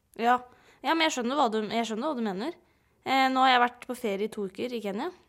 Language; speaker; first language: Norwegian; native; Norwegian